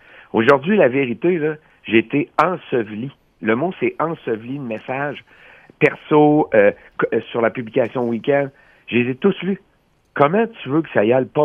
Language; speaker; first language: French; native; French